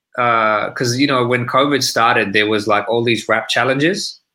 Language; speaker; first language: English; native; English